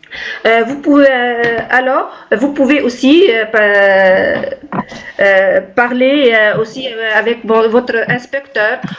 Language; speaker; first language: French; non-native, local second language; Arabic